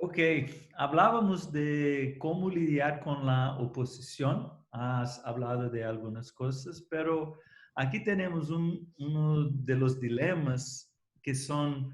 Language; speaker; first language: Spanish; non-native, fluent; Portuguese